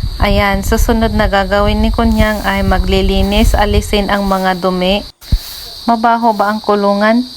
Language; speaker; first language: Filipino; native; Filipino